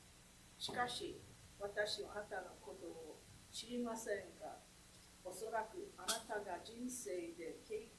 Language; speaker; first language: Japanese; early bilingual, heritage; Japanese